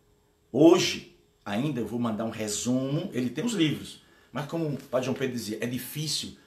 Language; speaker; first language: Portuguese; native; Portuguese